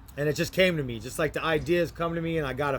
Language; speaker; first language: English; native; English